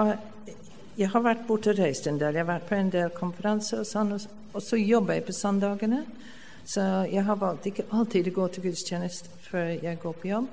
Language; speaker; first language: Norwegian; non-native, fluent; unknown